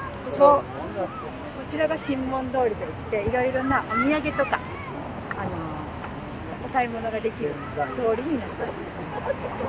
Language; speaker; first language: Japanese; native; Japanese